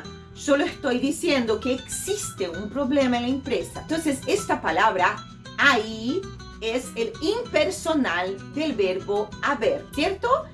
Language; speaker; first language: Spanish; non-native, fluent; Portuguese